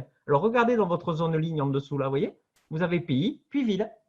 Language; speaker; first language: French; native; French